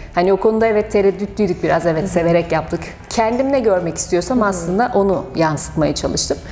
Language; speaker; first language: Turkish; native; Turkish